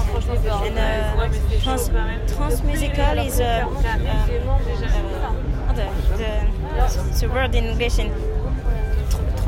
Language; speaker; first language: English; non-native, learner; French